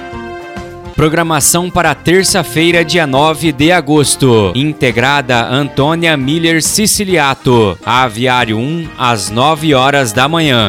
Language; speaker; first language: Portuguese; native; Portuguese